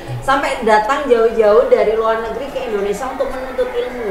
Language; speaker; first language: Indonesian; native; Indonesian